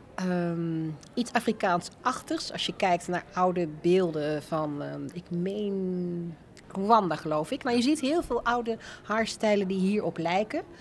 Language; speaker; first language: Dutch; native; Dutch